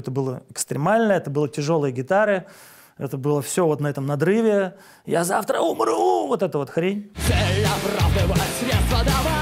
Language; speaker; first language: Russian; native; Russian